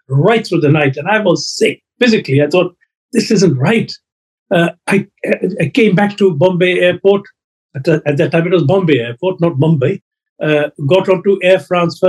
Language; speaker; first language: English; non-native, local second language; Sindhi